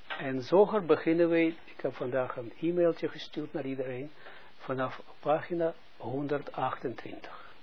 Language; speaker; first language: Dutch; non-native, fluent; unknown